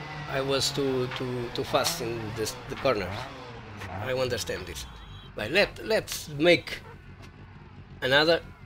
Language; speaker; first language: English; non-native, learner; Portuguese